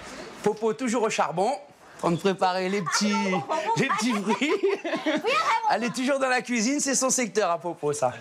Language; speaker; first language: French; native; French